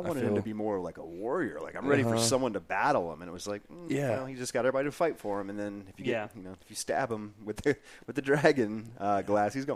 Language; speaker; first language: English; native; English